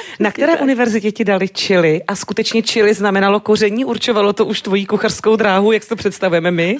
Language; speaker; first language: Czech; native; Czech